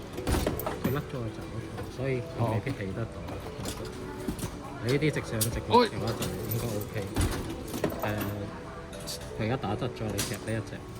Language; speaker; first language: Chinese; native; Chinese